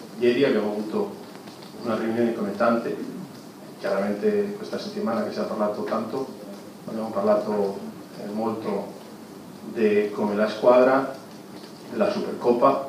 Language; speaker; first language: Italian; non-native, fluent; Spanish